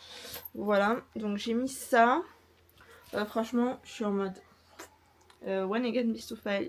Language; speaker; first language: French; native; French